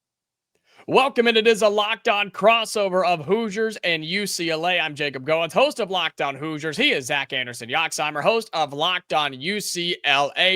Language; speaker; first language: English; native; English